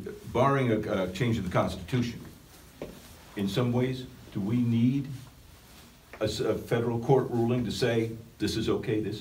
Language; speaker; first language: English; native; English